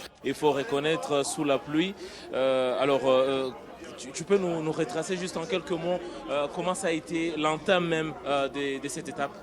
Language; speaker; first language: French; non-native, local second language; Kinyarwanda